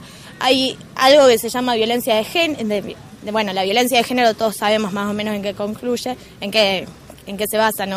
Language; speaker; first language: Spanish; native; Spanish